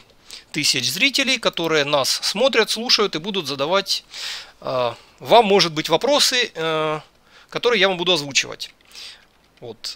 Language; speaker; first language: Russian; native; Russian